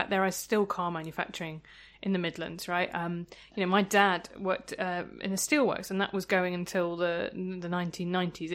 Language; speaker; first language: English; native; English